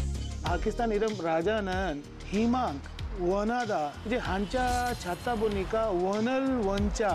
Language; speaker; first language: Korean; non-native, fluent; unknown